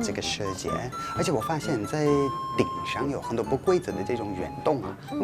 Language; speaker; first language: Chinese; non-native, fluent; English